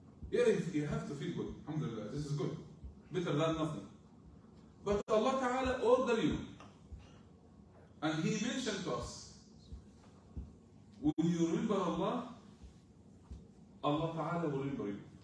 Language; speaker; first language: English; non-native, fluent; Arabic